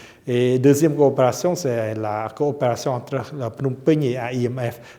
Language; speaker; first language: French; non-native, fluent; Khmer